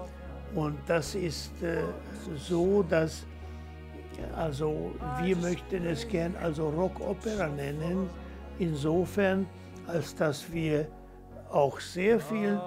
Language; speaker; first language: German; non-native, fluent; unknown